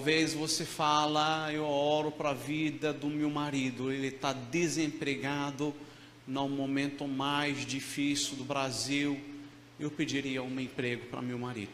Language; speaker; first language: Portuguese; non-native, fluent; Arabic